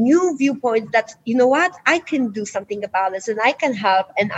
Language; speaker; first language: English; non-native, fluent; Polish